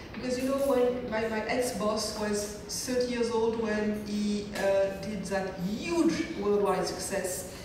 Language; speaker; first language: English; non-native, fluent; French